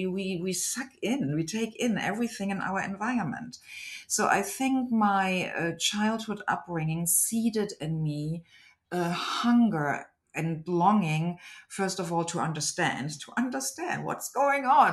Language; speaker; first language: English; non-native, fluent; German